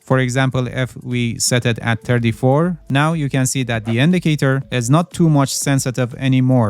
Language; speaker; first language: English; non-native, fluent; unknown